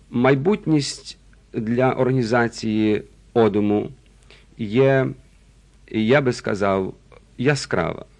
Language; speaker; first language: Ukrainian; early bilingual, other home language; Russian